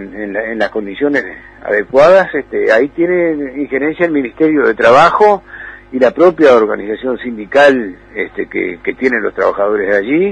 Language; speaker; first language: Spanish; native; Spanish